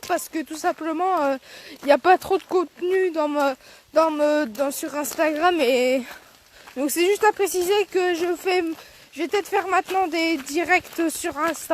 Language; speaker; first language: French; native; French